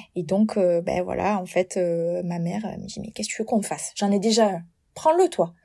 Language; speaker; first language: French; native; French